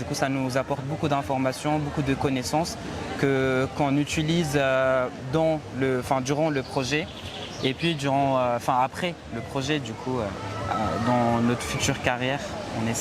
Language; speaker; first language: French; non-native, local second language; Arabic